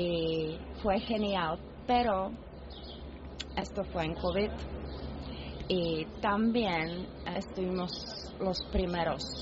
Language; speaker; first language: Spanish; non-native, learner; Czech